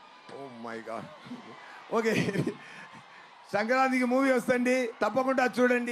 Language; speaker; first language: Telugu; non-native, local second language; Tamil